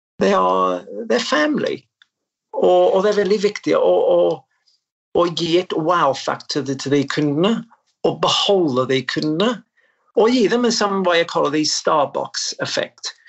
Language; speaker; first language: Norwegian; non-native, fluent; English